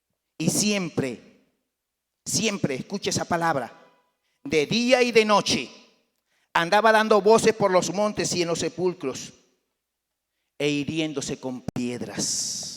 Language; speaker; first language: Spanish; native; Spanish